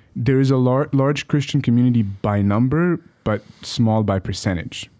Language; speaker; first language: English; early bilingual, other home language; Arabic